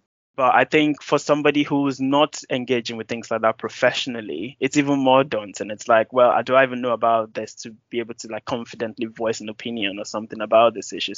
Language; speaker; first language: English; non-native, local second language; Yoruba